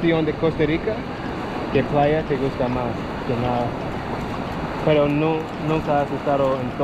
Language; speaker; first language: Spanish; non-native, learner; English